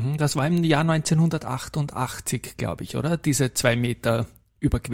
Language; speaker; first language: German; native; German